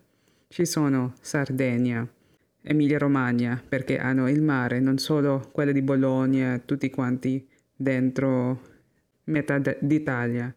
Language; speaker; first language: Italian; non-native, fluent; Filipino